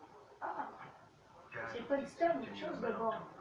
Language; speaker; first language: French; native; French